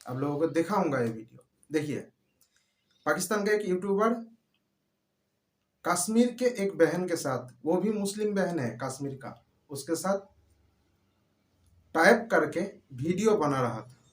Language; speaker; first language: Hindi; non-native, local second language; Bangla